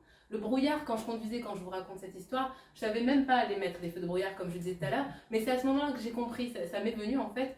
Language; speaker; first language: French; native; French